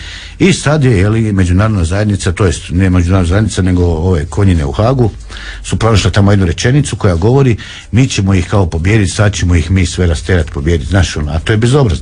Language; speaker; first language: Croatian; native; Croatian